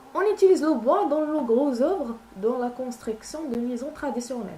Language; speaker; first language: French; non-native, local second language; Arabic